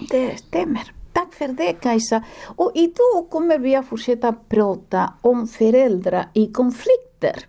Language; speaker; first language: Swedish; non-native, fluent; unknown